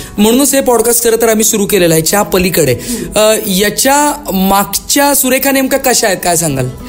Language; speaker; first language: Marathi; native; Marathi